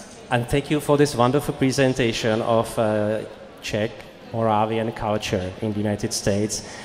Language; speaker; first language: English; non-native, fluent; Czech